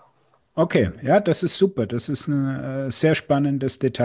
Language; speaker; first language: German; native; German